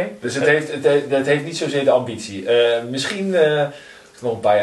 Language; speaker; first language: Dutch; native; Dutch